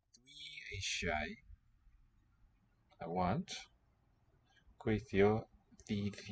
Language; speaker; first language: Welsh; non-native, learner; English